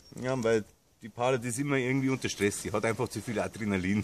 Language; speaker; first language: German; native; German